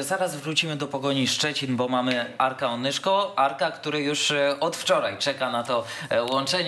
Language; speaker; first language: Polish; native; Polish